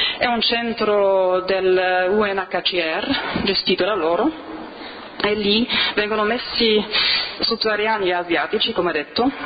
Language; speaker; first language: Italian; non-native, fluent; Arabic